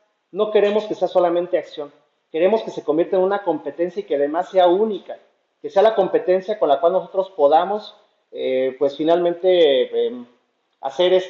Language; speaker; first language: Spanish; native; Spanish